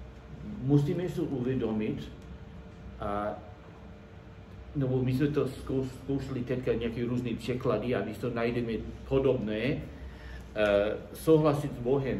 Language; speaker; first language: Czech; non-native, learner; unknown